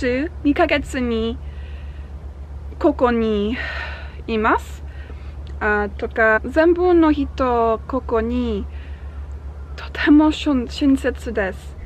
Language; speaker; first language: Japanese; non-native, learner; English